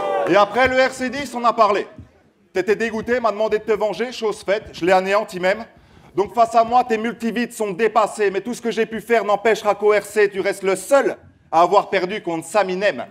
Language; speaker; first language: French; native; French